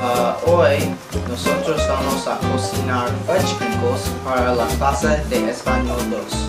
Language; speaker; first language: Spanish; non-native, learner; English